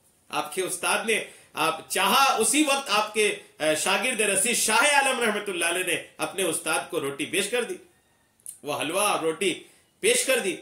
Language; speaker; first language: Urdu; native; Urdu